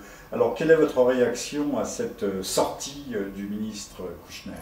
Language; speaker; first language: French; native; French